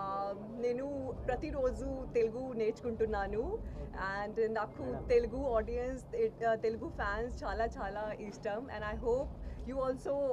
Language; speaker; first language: Telugu; non-native, learner; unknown